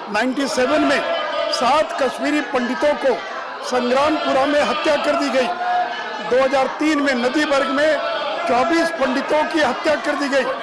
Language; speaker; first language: Hindi; native; Hindi